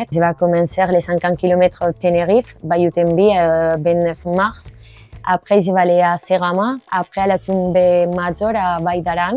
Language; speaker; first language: French; non-native, learner; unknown